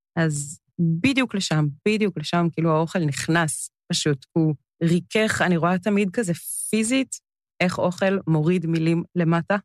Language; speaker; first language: Hebrew; early bilingual, other home language; English